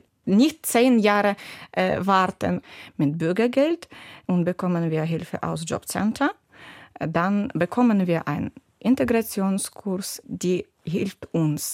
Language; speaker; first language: German; non-native, learner; Ukrainian